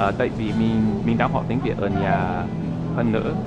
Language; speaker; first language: Vietnamese; non-native, learner; English